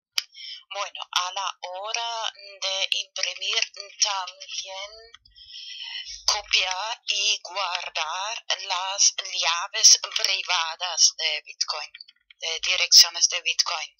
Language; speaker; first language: Spanish; non-native, fluent; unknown